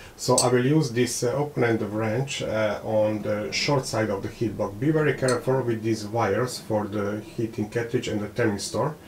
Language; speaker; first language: English; non-native, fluent; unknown